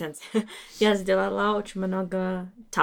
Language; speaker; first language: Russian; non-native, learner; English